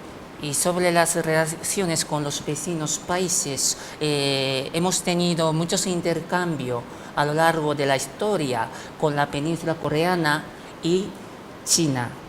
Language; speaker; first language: Spanish; non-native, fluent; Japanese